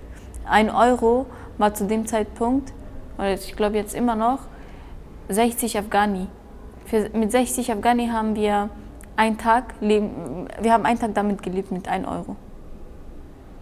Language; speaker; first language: German; early bilingual, other home language; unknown